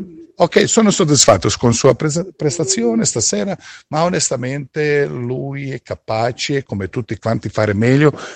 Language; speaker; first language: Italian; non-native, fluent; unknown